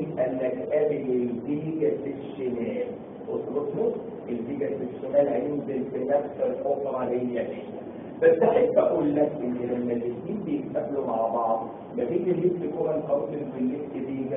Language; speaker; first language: Arabic; native; Arabic